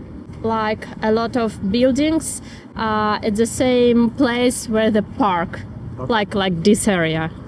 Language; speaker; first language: English; non-native, learner; Russian